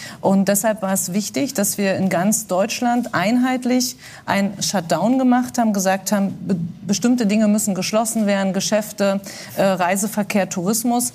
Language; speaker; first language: German; native; German